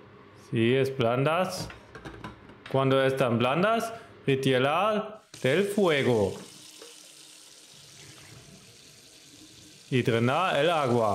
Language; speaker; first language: Spanish; non-native, learner; German